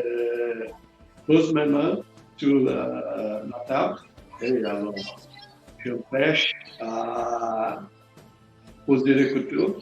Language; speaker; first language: French; non-native, learner; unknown